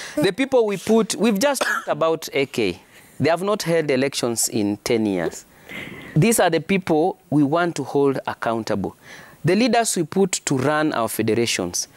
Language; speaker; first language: English; non-native, local second language; Swahili